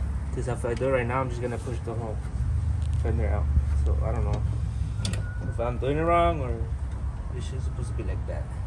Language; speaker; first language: English; early bilingual, other home language; Spanish